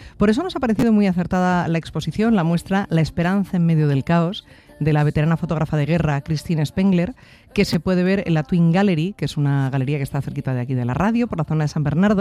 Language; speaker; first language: Spanish; native; Spanish